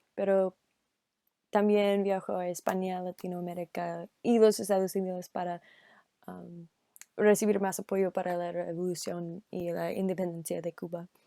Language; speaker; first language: Spanish; non-native, learner; English